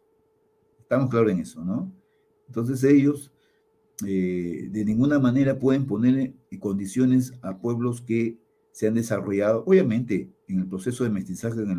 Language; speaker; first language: Spanish; native; Spanish